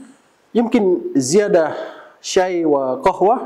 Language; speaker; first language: Arabic; non-native, learner; Indonesian